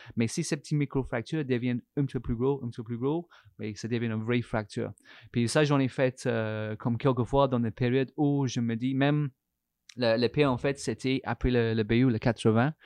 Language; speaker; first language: French; non-native, fluent; English